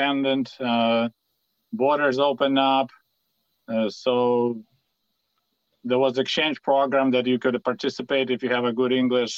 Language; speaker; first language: English; non-native, fluent; Russian